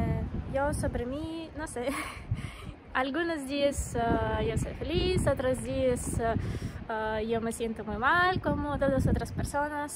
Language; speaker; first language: Spanish; non-native, fluent; Russian